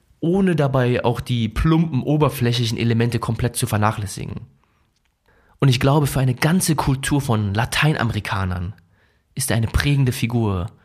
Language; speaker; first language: German; early bilingual, other home language; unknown